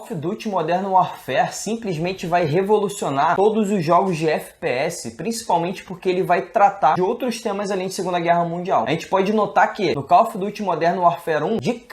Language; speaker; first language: Portuguese; native; Portuguese